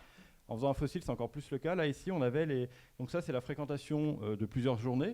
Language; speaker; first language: French; native; French